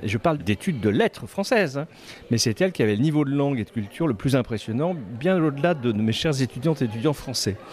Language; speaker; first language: French; native; French